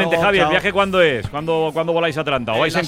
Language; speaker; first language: Spanish; native; Spanish